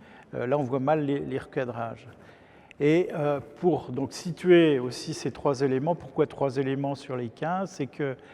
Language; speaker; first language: French; native; French